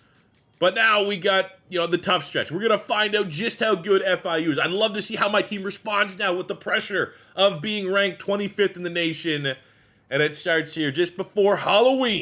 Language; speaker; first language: English; native; English